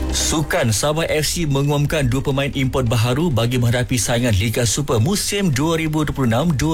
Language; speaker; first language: Malay; native; Malay